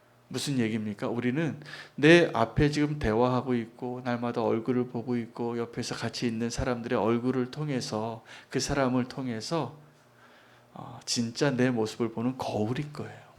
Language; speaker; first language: Korean; native; Korean